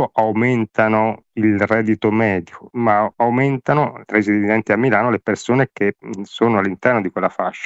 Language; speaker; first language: Italian; native; Italian